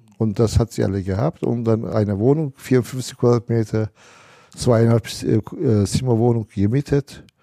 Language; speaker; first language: German; non-native, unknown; Turkish